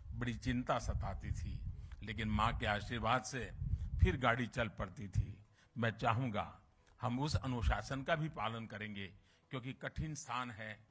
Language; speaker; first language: Hindi; native; Hindi